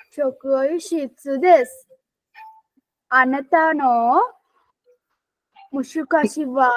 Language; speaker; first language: Japanese; non-native, learner; Sinhala